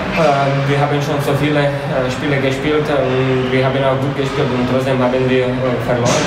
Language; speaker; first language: German; non-native, fluent; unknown